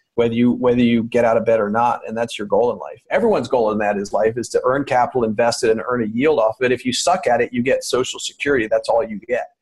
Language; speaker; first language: English; native; English